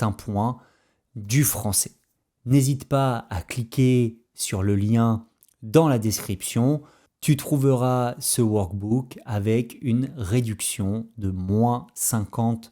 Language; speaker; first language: French; native; French